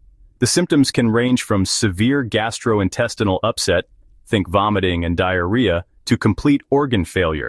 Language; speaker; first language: English; native; English